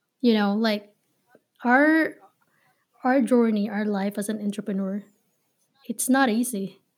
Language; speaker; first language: English; non-native, local second language; Filipino